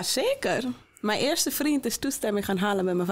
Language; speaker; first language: Dutch; native; Dutch